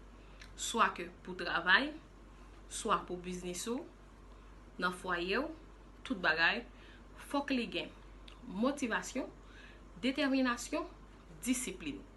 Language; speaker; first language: French; non-native, local second language; Haitian Creole